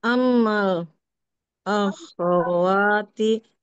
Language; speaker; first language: Arabic; non-native, learner; Indonesian